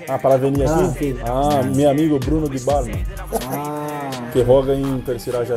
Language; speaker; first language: Spanish; non-native, learner; Portuguese